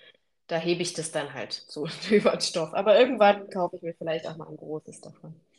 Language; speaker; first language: German; native; German